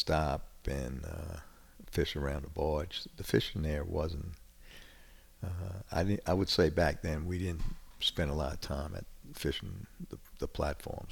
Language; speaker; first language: English; native; English